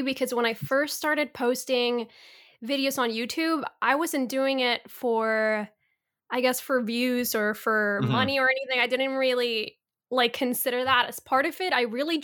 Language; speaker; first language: English; early bilingual, other home language; Spanish